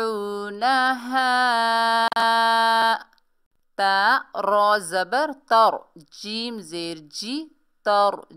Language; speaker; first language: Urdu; native; Urdu